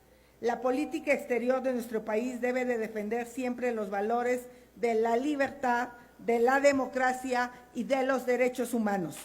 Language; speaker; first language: Spanish; native; Spanish